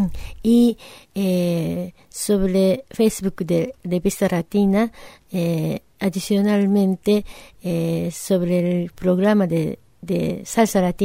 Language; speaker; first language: Spanish; non-native, fluent; Japanese